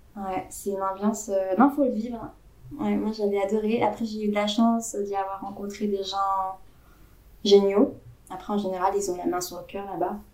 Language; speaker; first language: French; native; French